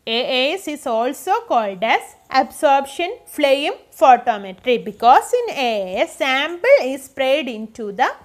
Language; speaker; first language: English; non-native, local second language; Malayalam